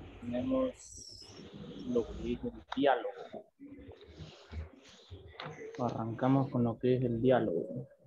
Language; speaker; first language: Spanish; native; Spanish